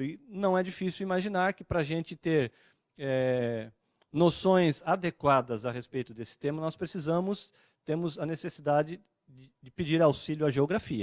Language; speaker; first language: Portuguese; native; Portuguese